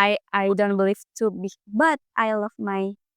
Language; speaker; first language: English; non-native, learner; Indonesian